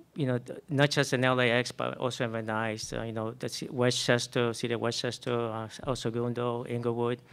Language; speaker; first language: English; native; English